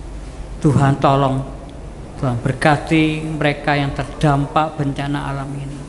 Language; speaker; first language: Indonesian; native; Indonesian